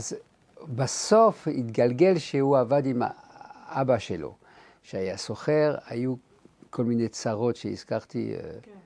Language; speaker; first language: Hebrew; non-native, fluent; French